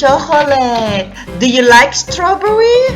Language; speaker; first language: English; non-native, learner; Thai